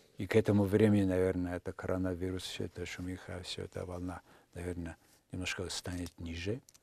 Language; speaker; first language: Russian; non-native, fluent; Mongolian